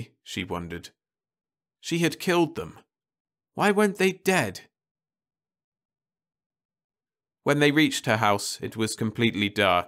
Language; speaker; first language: English; native; English